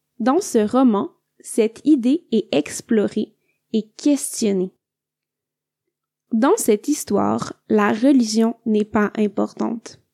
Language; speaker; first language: French; native; French